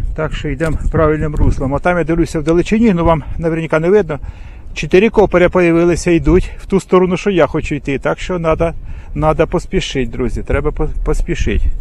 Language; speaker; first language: Ukrainian; non-native, local second language; Russian